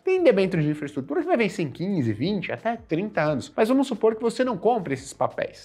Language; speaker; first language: Portuguese; native; Portuguese